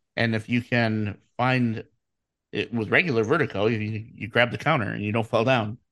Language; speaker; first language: English; native; English